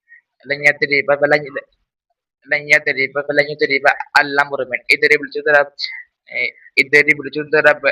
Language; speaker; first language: Arabic; non-native, learner; Urdu